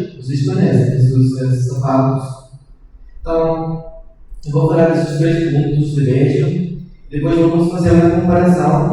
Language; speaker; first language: Portuguese; non-native, learner; Spanish